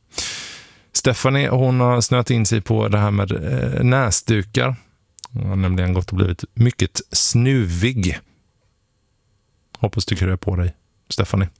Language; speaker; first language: Swedish; native; Swedish